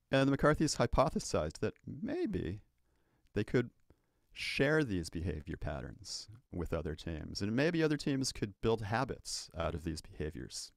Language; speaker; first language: English; native; English